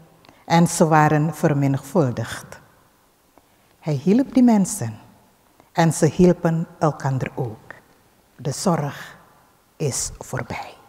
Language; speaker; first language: Dutch; early bilingual, other home language; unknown